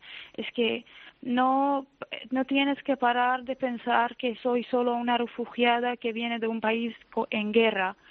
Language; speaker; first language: Spanish; non-native, fluent; Arabic